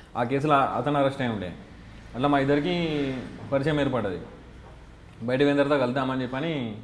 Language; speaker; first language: Telugu; native; Telugu